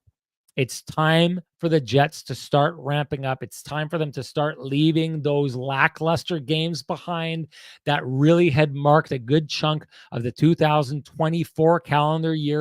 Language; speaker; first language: English; native; English